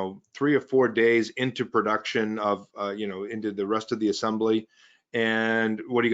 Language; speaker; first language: English; native; English